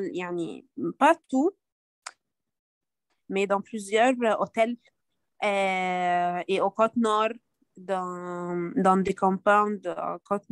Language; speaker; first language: French; non-native, learner; Arabic